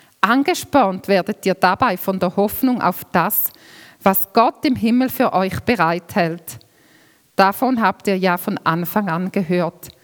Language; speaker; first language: German; native; German